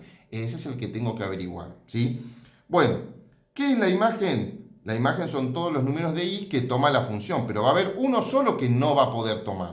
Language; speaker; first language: Spanish; native; Spanish